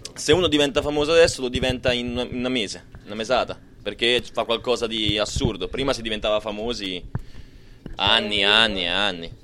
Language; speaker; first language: Italian; early bilingual, other home language; Croatian